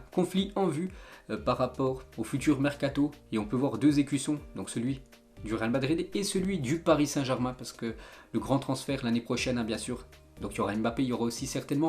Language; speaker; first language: French; native; French